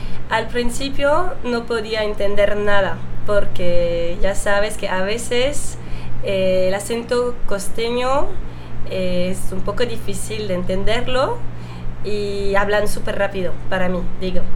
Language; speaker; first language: Spanish; non-native, fluent; French